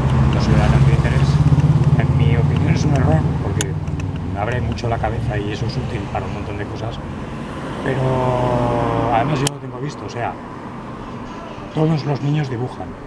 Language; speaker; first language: Spanish; native; Spanish